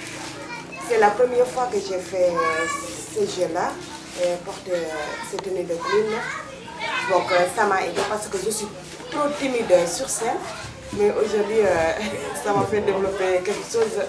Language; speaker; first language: French; non-native, local second language; Wolof